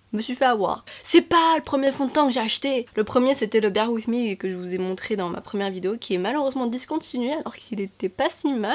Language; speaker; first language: French; native; French